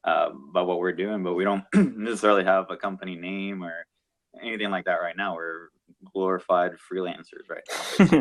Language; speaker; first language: English; non-native, local second language; Spanish